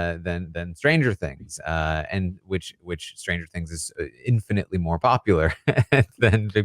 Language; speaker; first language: English; native; English